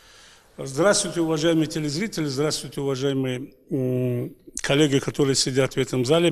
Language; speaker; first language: Russian; native; Russian